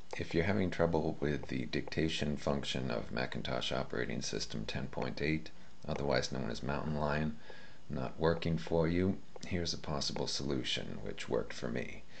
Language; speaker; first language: English; native; English